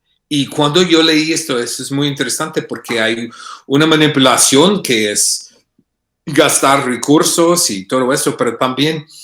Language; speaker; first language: Spanish; non-native, fluent; English